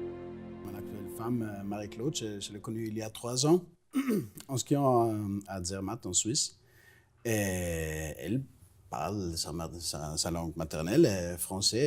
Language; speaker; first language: French; non-native, fluent; Italian